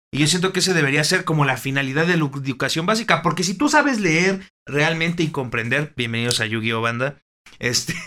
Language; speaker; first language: Spanish; native; Spanish